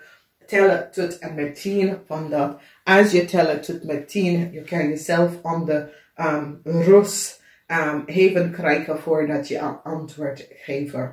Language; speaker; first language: Dutch; non-native, learner; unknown